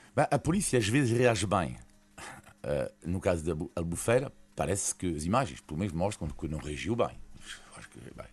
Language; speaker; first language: Portuguese; non-native, fluent; French